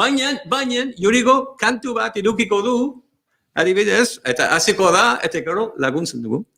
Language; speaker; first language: Basque; non-native, learner; English